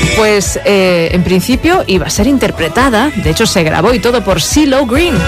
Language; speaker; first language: Spanish; native; Spanish